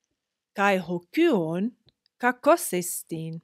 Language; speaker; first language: Greek; non-native, fluent; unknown